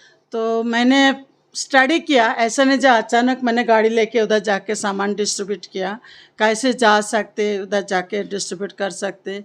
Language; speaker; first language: Hindi; non-native, local second language; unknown